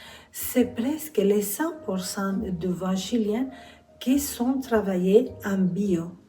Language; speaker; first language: French; non-native, fluent; Spanish